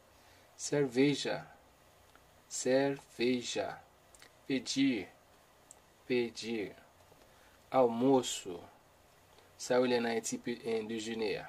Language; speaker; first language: Portuguese; non-native, learner; Haitian Creole